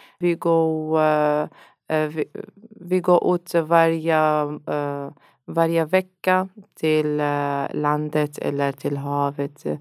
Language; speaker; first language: Swedish; non-native, learner; Arabic